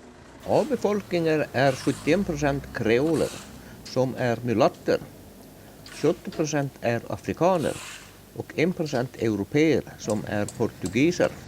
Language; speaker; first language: Swedish; native; Swedish